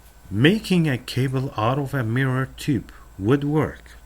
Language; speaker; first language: English; non-native, fluent; Turkish